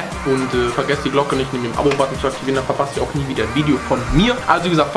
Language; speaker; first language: German; native; German